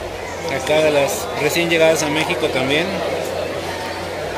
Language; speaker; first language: Spanish; native; Spanish